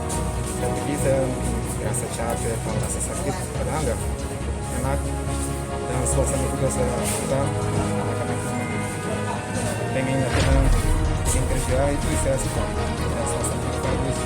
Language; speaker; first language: Indonesian; non-native, fluent; Portuguese